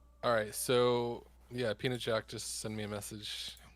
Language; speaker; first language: English; native; English